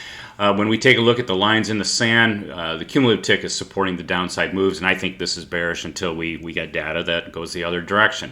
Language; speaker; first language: English; native; English